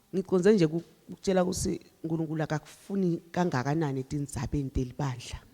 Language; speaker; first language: Zulu; non-native, local second language; Swati